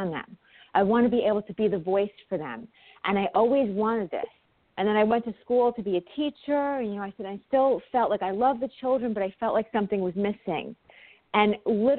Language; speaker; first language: English; native; English